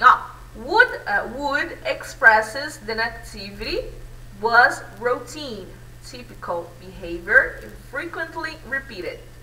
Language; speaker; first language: English; non-native, fluent; Portuguese